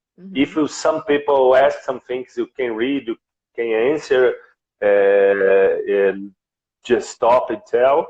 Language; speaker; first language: English; non-native, learner; Portuguese